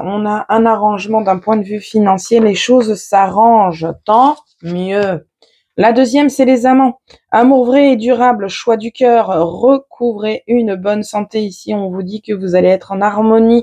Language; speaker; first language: French; native; French